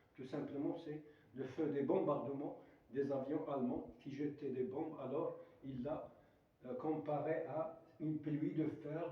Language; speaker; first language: French; non-native, local second language; Arabic